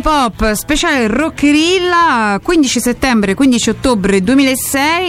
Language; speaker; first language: Italian; native; Italian